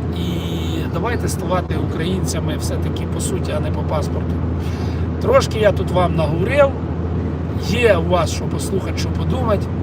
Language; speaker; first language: Ukrainian; non-native, local second language; Russian